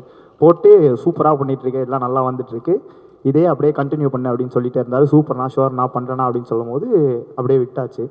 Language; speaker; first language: Tamil; native; Tamil